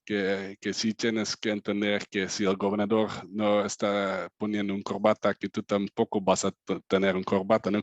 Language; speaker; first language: Spanish; non-native, fluent; Dutch